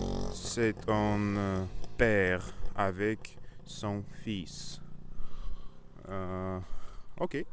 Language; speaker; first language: French; non-native, learner; Russian